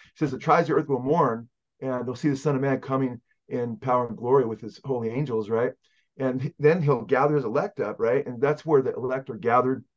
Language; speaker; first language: English; native; English